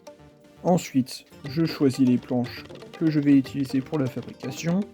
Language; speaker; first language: French; native; French